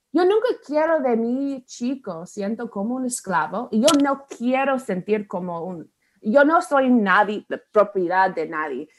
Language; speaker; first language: Spanish; non-native, learner; English